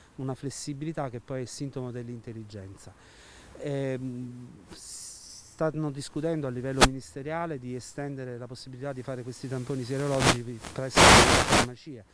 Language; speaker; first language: Italian; native; Italian